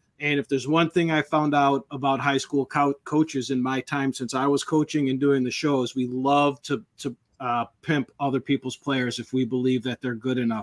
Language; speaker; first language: English; native; English